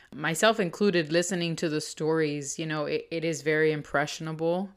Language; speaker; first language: English; early bilingual, other home language; Spanish